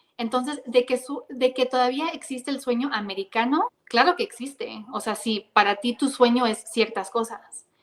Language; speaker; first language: Spanish; early bilingual, heritage; Spanish